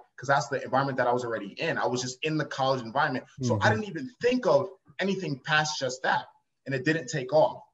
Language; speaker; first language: English; native; English